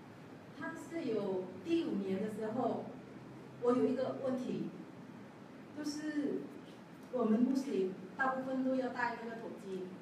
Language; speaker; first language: Chinese; non-native, learner; Javanese